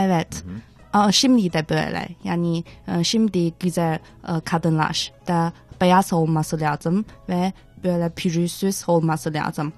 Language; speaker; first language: Turkish; non-native, fluent; Chinese